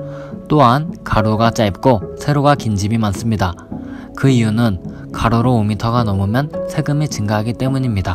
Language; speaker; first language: Korean; native; Korean